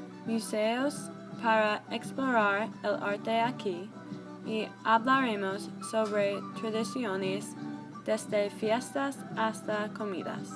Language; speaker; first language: Spanish; non-native, learner; English